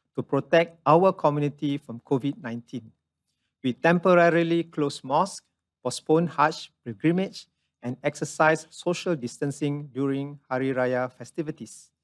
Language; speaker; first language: English; non-native, local second language; Malay